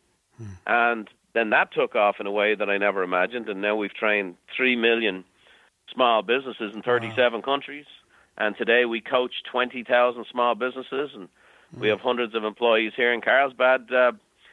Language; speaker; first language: English; native; English